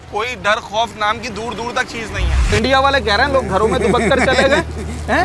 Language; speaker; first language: Urdu; native; Urdu